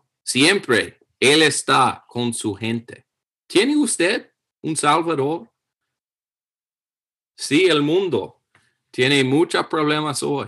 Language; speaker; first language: Spanish; non-native, fluent; English